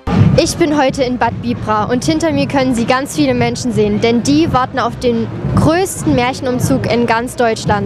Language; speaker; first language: German; native; German